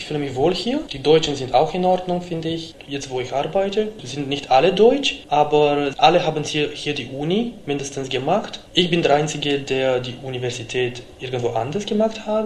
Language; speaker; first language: German; non-native, fluent; Romanian